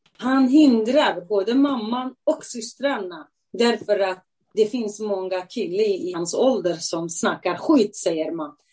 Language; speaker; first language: Swedish; non-native, fluent; Central Kurdish